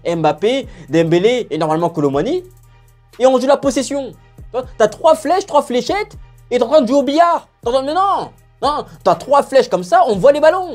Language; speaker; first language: French; native; French